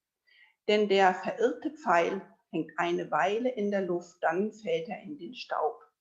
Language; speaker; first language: German; native; German